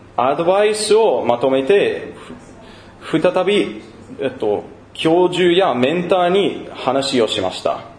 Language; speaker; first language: Japanese; non-native, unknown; English